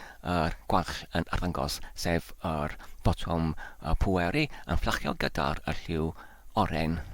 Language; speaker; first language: Welsh; non-native, learner; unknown